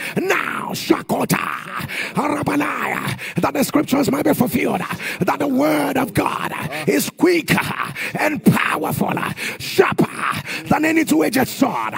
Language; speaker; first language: English; non-native, local second language; Igbo